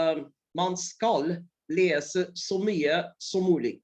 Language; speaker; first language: Norwegian; non-native, fluent; Polish